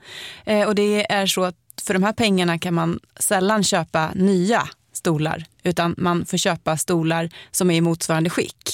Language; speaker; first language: Swedish; native; Swedish